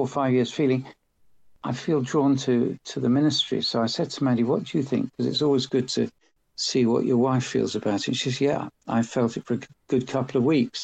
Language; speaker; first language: English; native; English